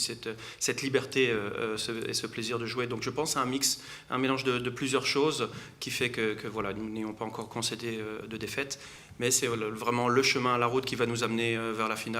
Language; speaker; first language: French; native; French